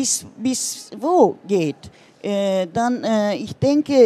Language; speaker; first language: German; non-native, learner; Turkish